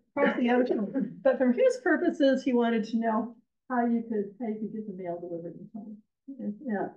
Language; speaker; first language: English; native; English